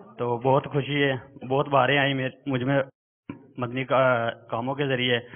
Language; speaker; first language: Urdu; non-native, local second language; Punjabi